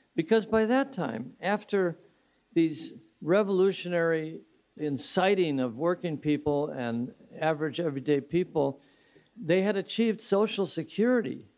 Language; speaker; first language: English; native; English